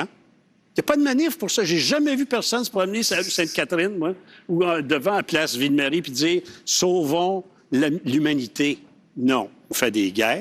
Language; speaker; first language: French; native; French